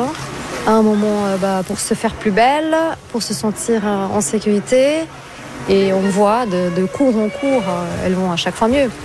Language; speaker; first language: French; non-native, fluent; Portuguese